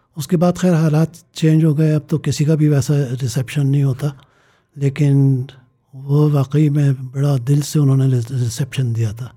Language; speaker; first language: Urdu; native; Urdu